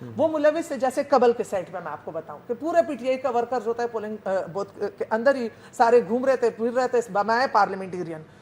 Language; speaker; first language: Urdu; non-native, local second language; Pashto